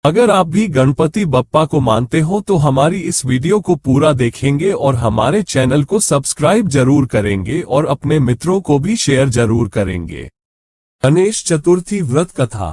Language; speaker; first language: Hindi; native; Hindi